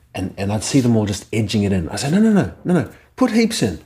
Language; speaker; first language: English; native; English